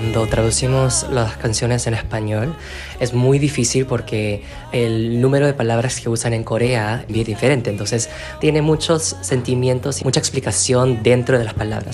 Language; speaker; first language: Spanish; non-native, fluent; Korean